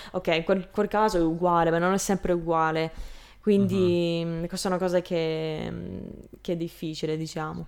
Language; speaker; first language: Italian; non-native, fluent; English